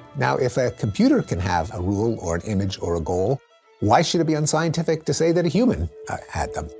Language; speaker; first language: English; native; English